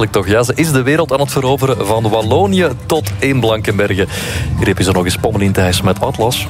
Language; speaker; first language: Dutch; native; Dutch